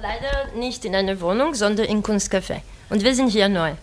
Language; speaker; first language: German; native; German